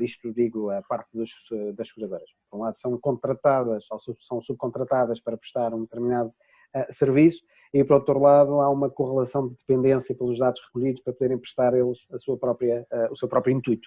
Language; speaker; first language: Portuguese; native; Portuguese